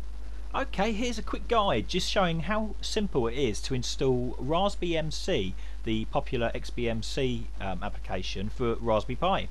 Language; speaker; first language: English; native; English